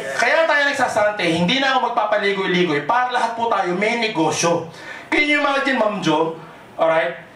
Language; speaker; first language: Filipino; non-native, local second language; Cebuano